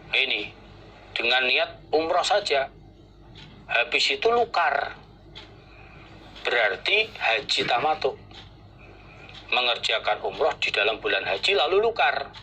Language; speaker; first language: Indonesian; non-native, local second language; Javanese